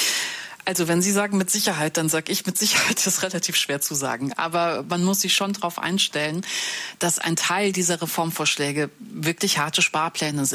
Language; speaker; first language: German; native; German